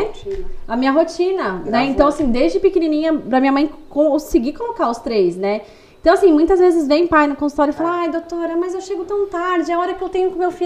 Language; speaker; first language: Portuguese; native; Portuguese